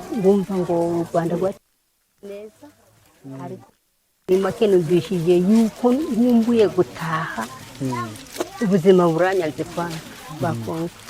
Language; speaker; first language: Kinyarwanda; native; Kinyarwanda